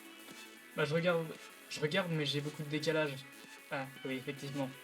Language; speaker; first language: French; native; French